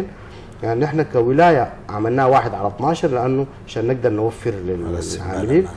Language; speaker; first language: Arabic; native; Arabic